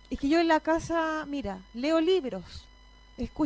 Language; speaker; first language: Spanish; native; Spanish